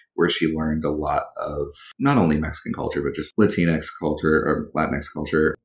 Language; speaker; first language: English; early bilingual, other home language; Spanish